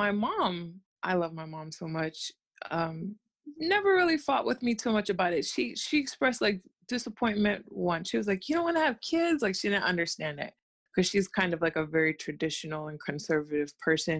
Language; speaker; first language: English; native; English